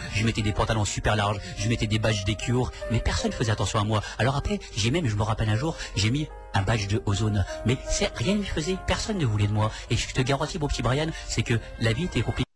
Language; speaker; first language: French; native; French